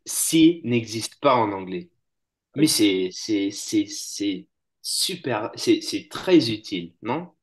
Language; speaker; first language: French; non-native, fluent; English